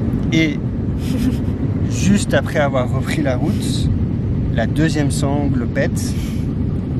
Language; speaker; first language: French; native; French